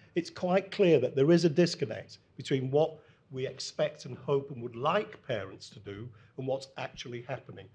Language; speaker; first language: English; native; English